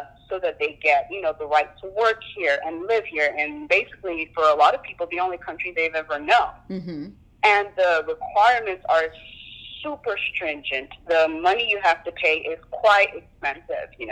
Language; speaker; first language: English; non-native, local second language; Yoruba